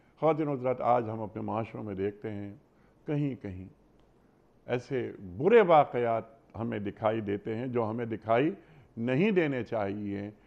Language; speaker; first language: Urdu; native; Urdu